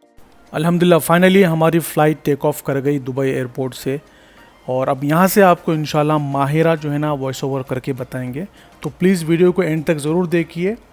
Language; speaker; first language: Hindi; native; Hindi